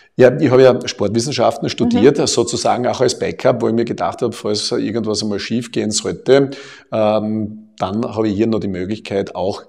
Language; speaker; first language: German; native; German